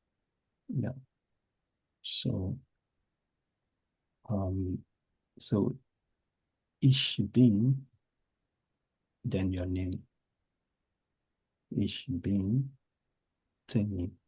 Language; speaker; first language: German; non-native, fluent; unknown